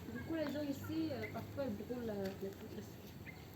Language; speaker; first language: French; non-native, learner; Indonesian